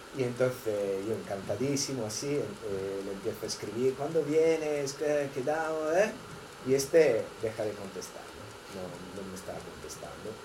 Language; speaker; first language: Spanish; non-native, fluent; Italian